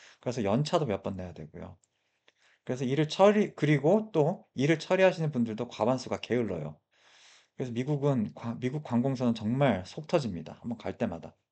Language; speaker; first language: Korean; early bilingual, heritage; Korean